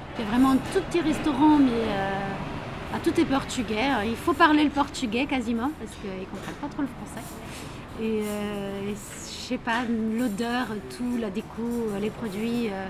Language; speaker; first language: French; non-native, fluent; Portuguese